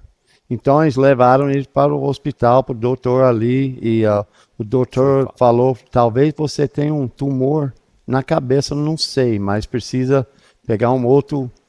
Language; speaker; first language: Portuguese; non-native, fluent; English